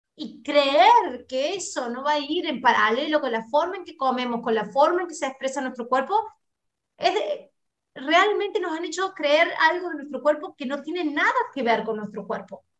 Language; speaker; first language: Spanish; native; Spanish